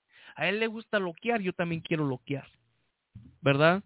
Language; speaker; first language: Spanish; early bilingual, heritage; Spanish